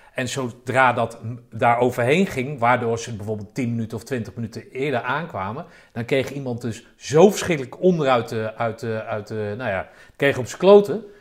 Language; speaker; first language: Dutch; native; Dutch